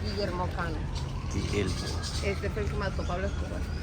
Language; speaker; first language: Spanish; native; Spanish